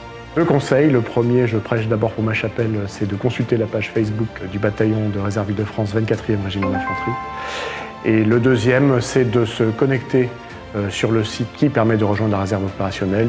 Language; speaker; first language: French; native; French